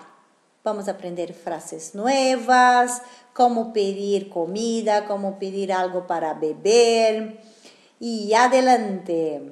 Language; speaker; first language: Spanish; non-native, fluent; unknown